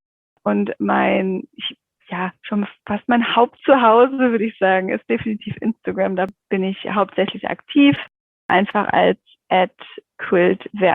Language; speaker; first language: German; native; German